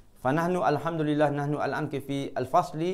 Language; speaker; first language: Arabic; non-native, fluent; Malay